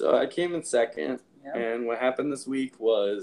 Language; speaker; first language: English; native; English